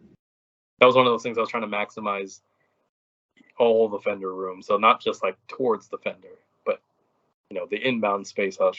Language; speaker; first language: English; native; English